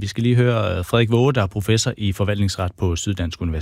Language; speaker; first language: Danish; native; Danish